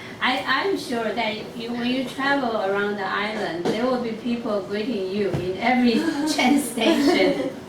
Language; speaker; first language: English; non-native, local second language; Chinese